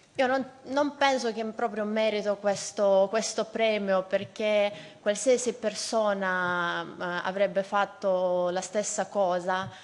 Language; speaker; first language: Italian; non-native, fluent; Ukrainian